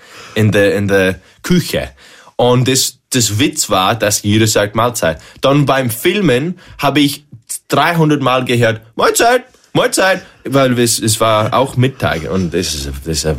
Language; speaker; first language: German; non-native, learner; English